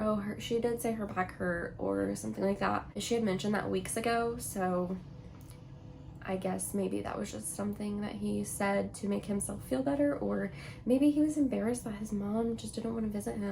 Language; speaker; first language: English; native; English